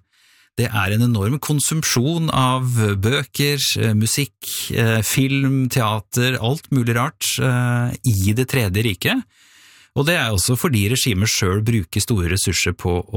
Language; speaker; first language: Norwegian; native; Norwegian